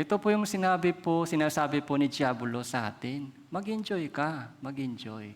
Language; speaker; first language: Filipino; non-native, fluent; Korean